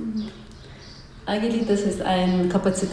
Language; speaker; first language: German; non-native, learner; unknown